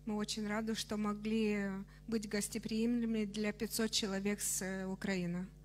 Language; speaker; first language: Russian; non-native, fluent; Romanian